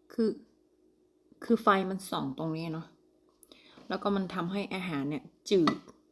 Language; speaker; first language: Thai; non-native, local second language; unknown